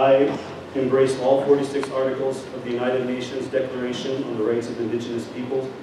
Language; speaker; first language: English; native; English